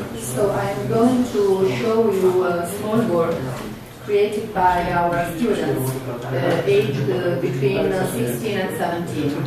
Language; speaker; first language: English; non-native, fluent; Italian